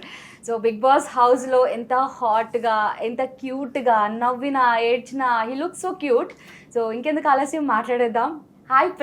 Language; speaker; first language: Telugu; native; Telugu